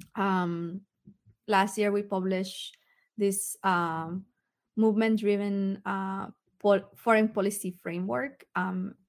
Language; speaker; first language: English; early bilingual, other home language; Spanish